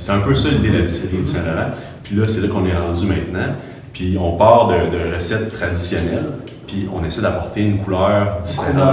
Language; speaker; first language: French; native; French